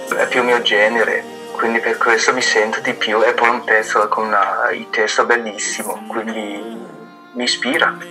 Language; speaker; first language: Italian; non-native, fluent; Chinese